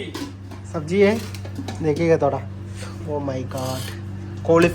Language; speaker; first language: Hindi; non-native, learner; Malayalam